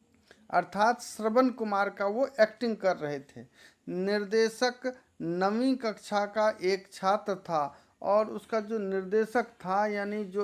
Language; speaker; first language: Hindi; native; Hindi